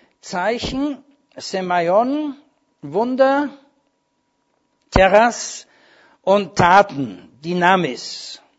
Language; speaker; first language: German; native; German